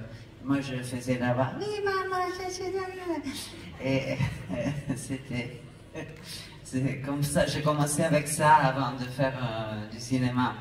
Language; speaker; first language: French; non-native, fluent; Italian